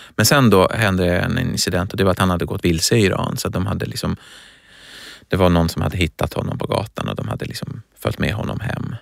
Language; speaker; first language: Swedish; early bilingual, other home language; Persian